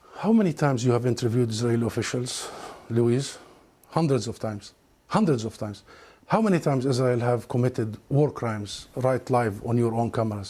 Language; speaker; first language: English; non-native, fluent; Arabic